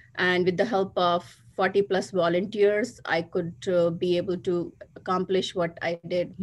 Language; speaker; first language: English; non-native, local second language; Hindi